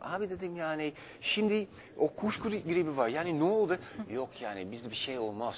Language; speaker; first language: Turkish; non-native, fluent; Dutch